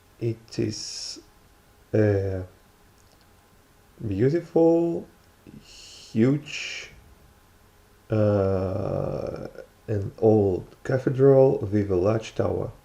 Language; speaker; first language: English; non-native, learner; Russian